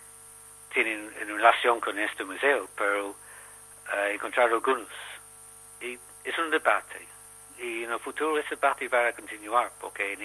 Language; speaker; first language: Spanish; non-native, learner; English